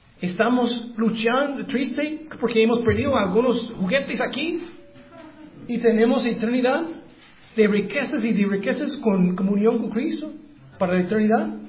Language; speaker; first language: Spanish; non-native, learner; English